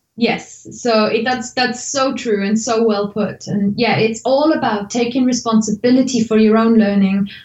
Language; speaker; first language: English; non-native, fluent; German